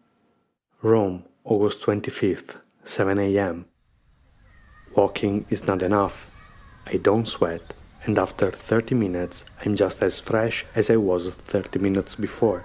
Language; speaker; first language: English; non-native, fluent; Italian